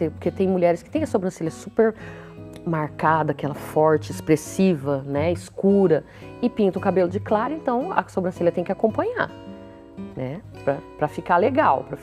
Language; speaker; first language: Portuguese; native; Portuguese